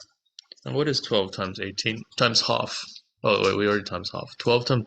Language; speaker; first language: English; native; English